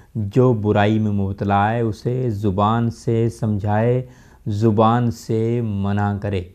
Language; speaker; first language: Urdu; non-native, local second language; Punjabi